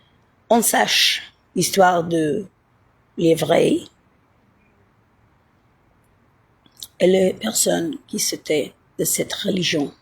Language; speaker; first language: French; non-native, fluent; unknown